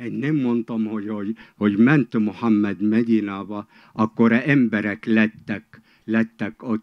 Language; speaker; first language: Hungarian; non-native, fluent; Arabic